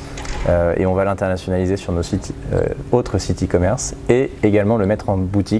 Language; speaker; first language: French; native; French